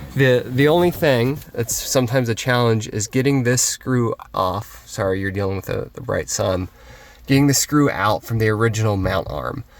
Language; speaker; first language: English; native; English